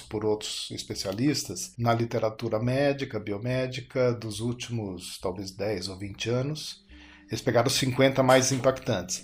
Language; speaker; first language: Portuguese; native; Portuguese